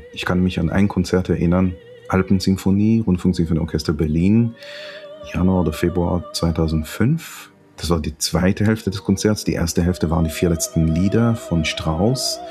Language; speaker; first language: German; non-native, fluent; Hebrew